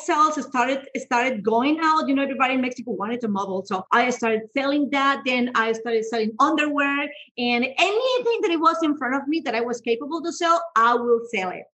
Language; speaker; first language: English; non-native, fluent; Spanish